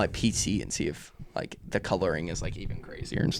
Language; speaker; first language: English; native; English